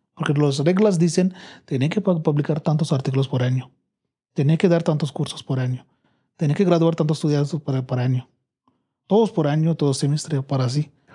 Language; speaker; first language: Spanish; non-native, learner; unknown